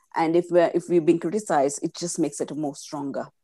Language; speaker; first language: English; non-native, local second language; Gujarati